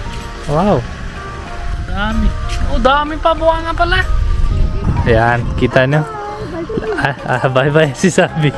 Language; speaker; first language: Filipino; non-native, learner; Hindi